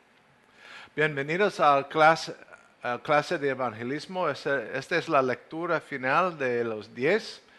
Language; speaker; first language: Spanish; non-native, fluent; English